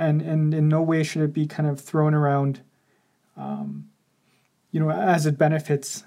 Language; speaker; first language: English; non-native, fluent; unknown